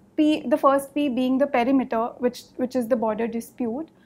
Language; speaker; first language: English; non-native, local second language; Hindi